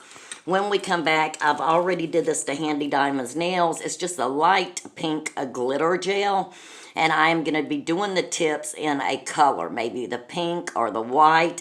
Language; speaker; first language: English; native; English